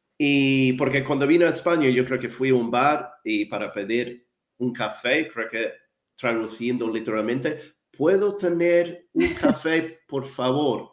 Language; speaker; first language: Spanish; non-native, fluent; English